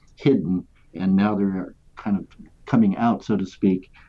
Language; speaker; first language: English; native; English